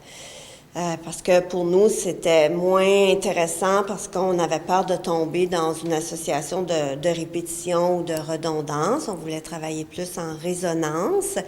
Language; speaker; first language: French; native; French